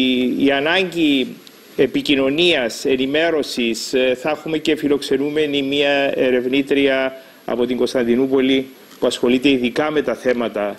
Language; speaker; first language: Greek; native; Greek